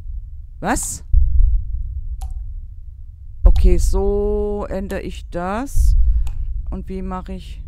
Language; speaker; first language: German; native; German